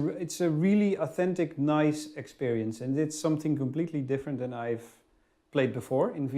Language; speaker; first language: English; non-native, fluent; Dutch